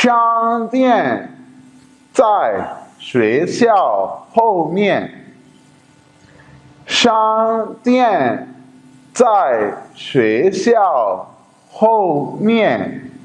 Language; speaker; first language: Chinese; non-native, fluent; Urdu